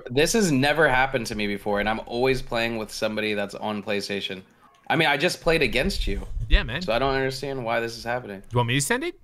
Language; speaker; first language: English; native; English